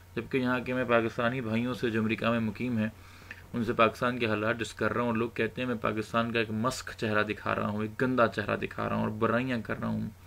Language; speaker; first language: Urdu; native; Urdu